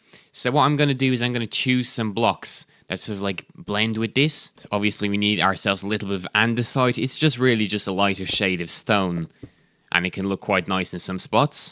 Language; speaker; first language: English; native; English